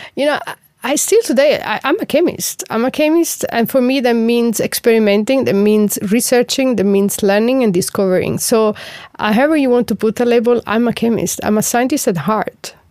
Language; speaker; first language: English; non-native, fluent; Italian